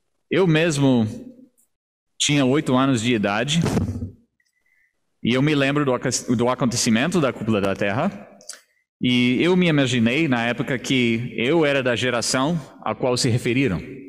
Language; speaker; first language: Portuguese; non-native, fluent; English